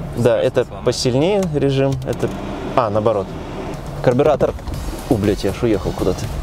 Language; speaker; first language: Russian; native; Russian